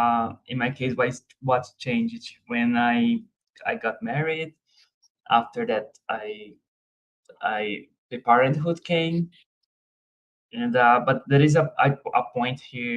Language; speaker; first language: English; non-native, fluent; Portuguese